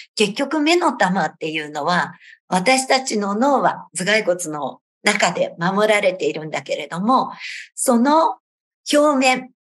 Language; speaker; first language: Japanese; native; Japanese